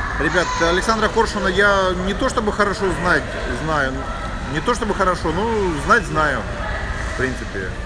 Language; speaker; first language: Russian; native; Russian